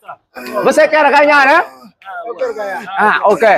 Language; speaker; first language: Portuguese; non-native, learner; Vietnamese